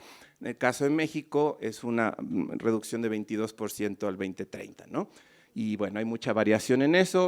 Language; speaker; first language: Spanish; native; Spanish